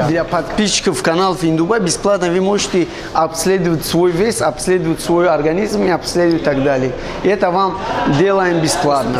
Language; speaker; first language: Russian; non-native, fluent; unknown